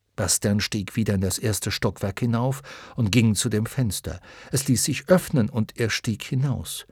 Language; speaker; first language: German; native; German